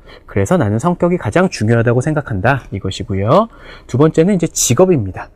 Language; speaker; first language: Korean; native; Korean